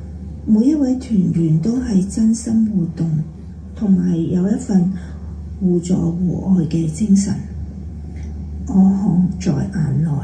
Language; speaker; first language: Cantonese; native; Cantonese